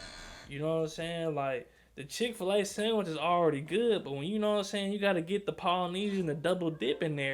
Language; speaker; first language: English; native; English